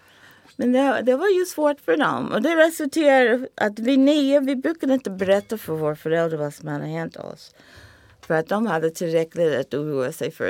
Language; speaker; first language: Swedish; non-native, fluent; English